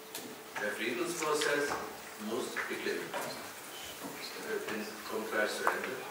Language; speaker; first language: German; early bilingual, other home language; Kurdish